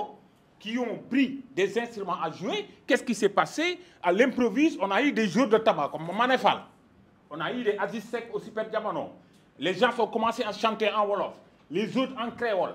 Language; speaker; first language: French; non-native, local second language; Wolof